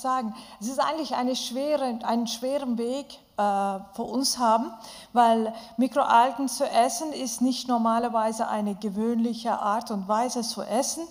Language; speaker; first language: German; non-native, fluent; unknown